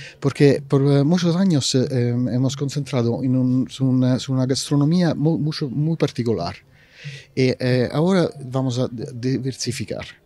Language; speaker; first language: Spanish; non-native, learner; Italian